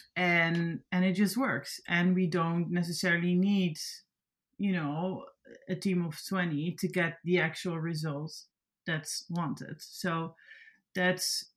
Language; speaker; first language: English; non-native, fluent; Dutch